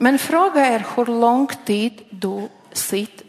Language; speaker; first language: Swedish; non-native, learner; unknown